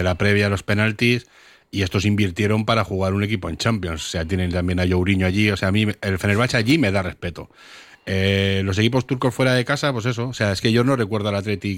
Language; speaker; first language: Spanish; native; Spanish